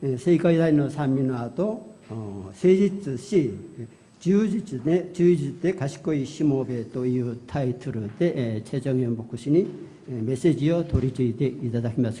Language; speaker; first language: Japanese; non-native, fluent; Korean